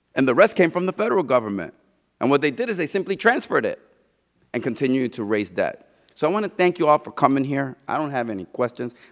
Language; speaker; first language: English; early bilingual, other home language; Spanish